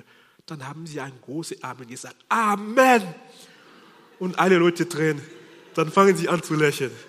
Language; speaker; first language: German; non-native, fluent; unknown